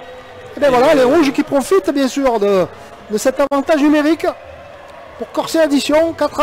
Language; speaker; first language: French; native; French